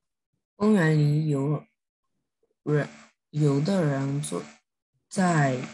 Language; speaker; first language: Chinese; non-native, learner; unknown